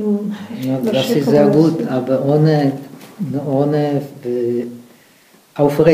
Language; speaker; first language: German; non-native, fluent; Czech